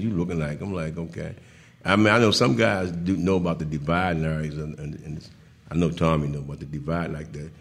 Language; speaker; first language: English; native; English